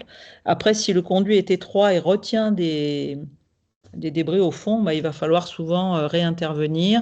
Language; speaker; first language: French; native; French